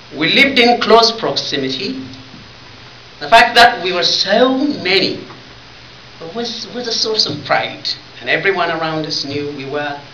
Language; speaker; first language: English; non-native, fluent; Tigrinya